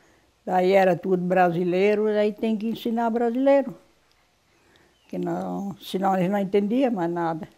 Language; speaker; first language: Portuguese; non-native, local second language; German